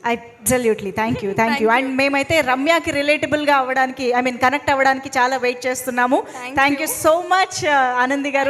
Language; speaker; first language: Telugu; native; Telugu